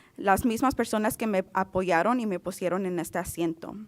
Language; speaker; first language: Spanish; early bilingual, other home language; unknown